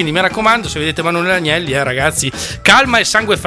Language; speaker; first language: Italian; native; Italian